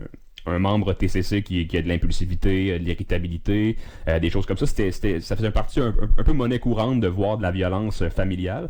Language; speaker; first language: French; native; French